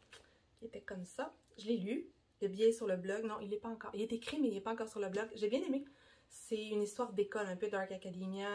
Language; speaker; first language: French; native; French